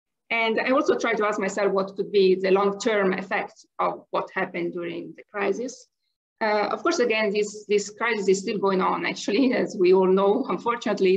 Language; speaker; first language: English; non-native, fluent; Italian